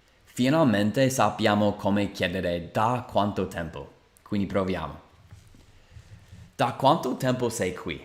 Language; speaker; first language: Italian; non-native, fluent; English